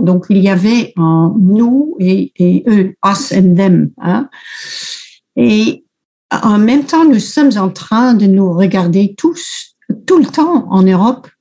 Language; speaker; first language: French; non-native, fluent; Dutch